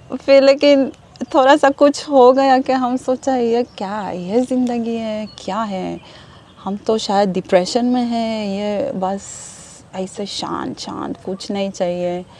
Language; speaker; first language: Hindi; non-native, learner; Hebrew